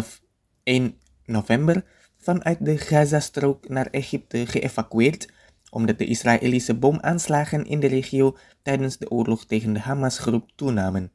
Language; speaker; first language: Dutch; non-native, fluent; Indonesian